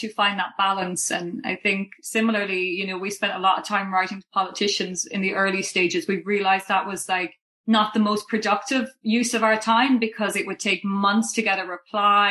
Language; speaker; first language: English; native; English